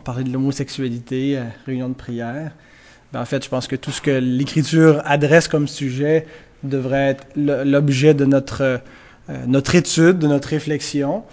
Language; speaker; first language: French; native; French